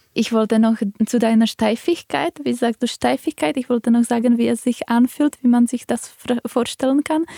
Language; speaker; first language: German; non-native, fluent; Czech